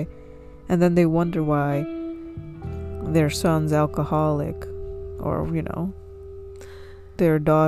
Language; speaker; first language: English; native; English